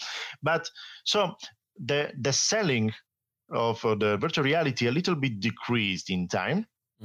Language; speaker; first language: English; non-native, fluent; Italian